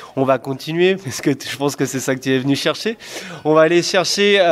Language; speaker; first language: French; native; French